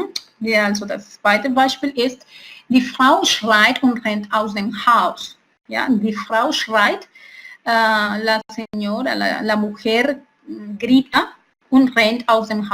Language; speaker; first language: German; non-native, fluent; Spanish